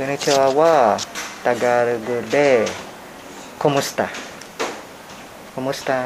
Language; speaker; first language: Japanese; non-native, learner; Hiligaynon